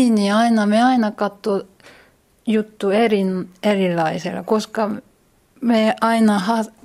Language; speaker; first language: Finnish; non-native, learner; Korean